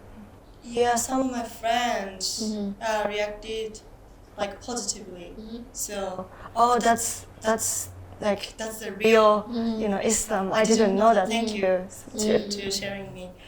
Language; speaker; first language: English; non-native, fluent; Japanese